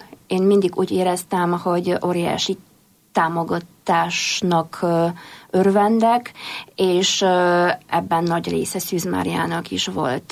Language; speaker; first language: Hungarian; non-native, fluent; Polish